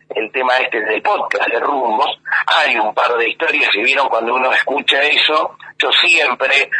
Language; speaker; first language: Spanish; native; Spanish